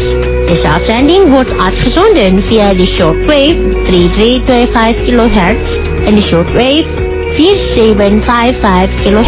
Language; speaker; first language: Dutch; non-native, fluent; Indonesian